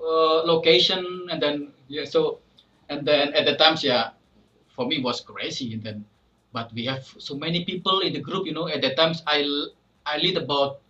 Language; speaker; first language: English; non-native, fluent; Indonesian